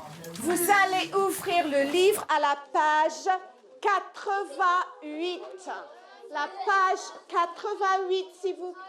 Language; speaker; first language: French; non-native, fluent; English